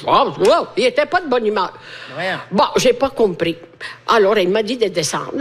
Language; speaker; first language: French; non-native, fluent; Italian